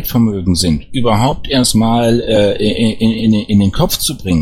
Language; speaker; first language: German; native; German